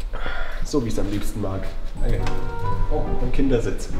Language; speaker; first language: German; native; German